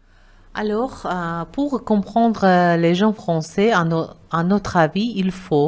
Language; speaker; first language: French; non-native, fluent; Uzbek